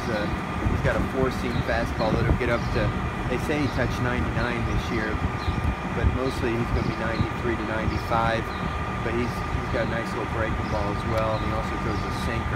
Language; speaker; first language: English; native; English